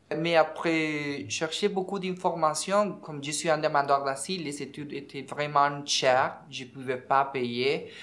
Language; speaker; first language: French; non-native, learner; Spanish